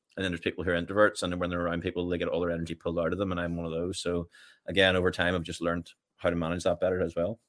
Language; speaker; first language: English; native; English